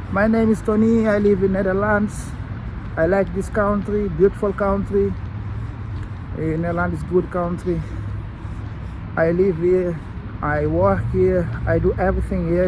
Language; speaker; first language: English; non-native, learner; Portuguese